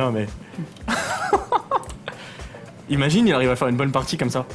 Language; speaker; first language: French; native; French